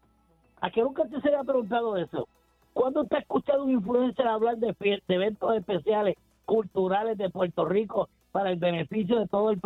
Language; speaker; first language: Spanish; native; Spanish